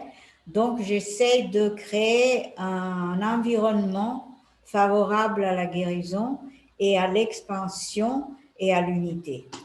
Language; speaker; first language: French; non-native, fluent; Italian